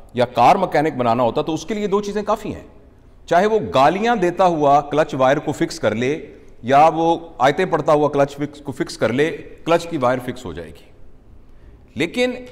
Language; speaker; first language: Urdu; non-native, local second language; Punjabi